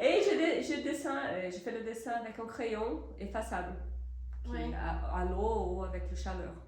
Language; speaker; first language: French; non-native, fluent; Portuguese